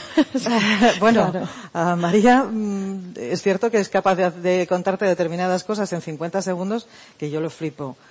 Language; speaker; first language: Spanish; native; Spanish